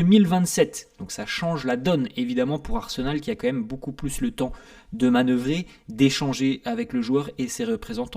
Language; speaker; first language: French; native; French